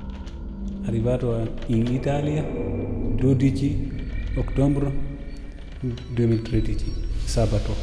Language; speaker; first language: Italian; non-native, learner; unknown